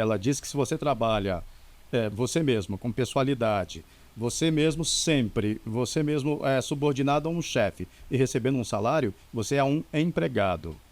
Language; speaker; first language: Portuguese; native; Portuguese